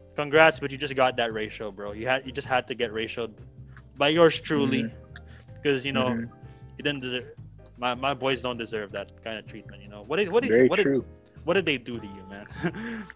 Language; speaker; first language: English; non-native, local second language; Filipino